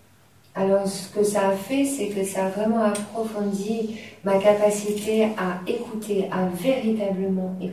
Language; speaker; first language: French; native; French